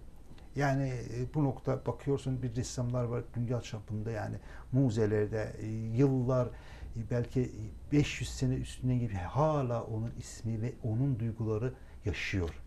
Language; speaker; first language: Turkish; non-native, local second language; Azerbaijani